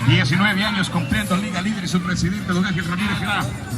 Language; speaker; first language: Spanish; native; Spanish